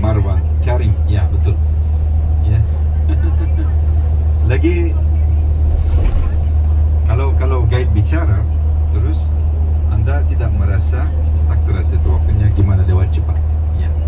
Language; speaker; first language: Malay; non-native, fluent; Turkish